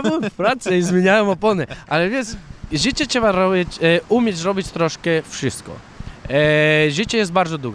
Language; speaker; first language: Polish; non-native, fluent; Catalan